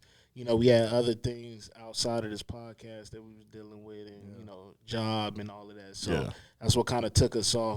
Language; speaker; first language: English; native; English